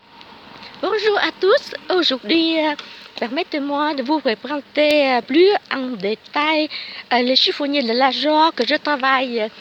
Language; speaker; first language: French; non-native, learner; Vietnamese